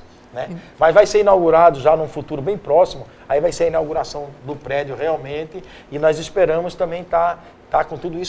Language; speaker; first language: Portuguese; native; Portuguese